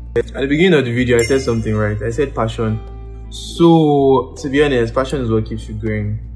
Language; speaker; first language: English; non-native, local second language; Yoruba